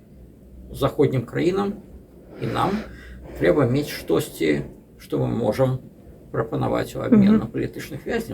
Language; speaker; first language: Belarusian; non-native, local second language; Russian